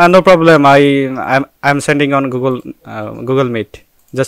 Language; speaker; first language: English; non-native, local second language; Bangla